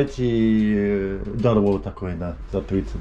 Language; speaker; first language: Russian; non-native, learner; English